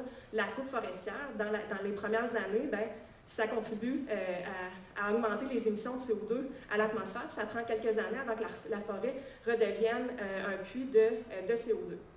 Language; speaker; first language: French; native; French